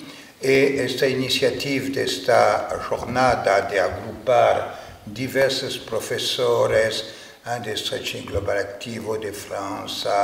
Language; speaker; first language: Spanish; non-native, fluent; French